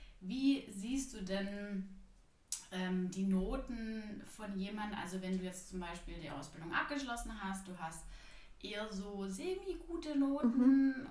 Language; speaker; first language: German; native; German